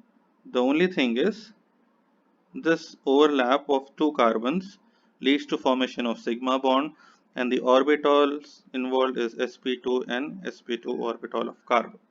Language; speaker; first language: English; non-native, local second language; Hindi